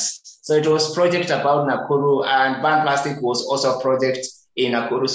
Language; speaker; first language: English; non-native, local second language; Kikuyu